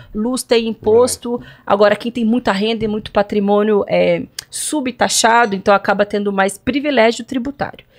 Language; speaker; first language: Portuguese; native; Portuguese